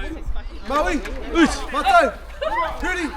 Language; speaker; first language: Māori; non-native, learner; English